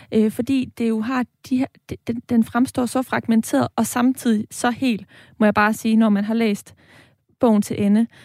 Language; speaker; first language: Danish; native; Danish